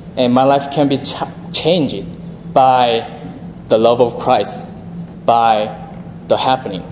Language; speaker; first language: English; non-native, fluent; Korean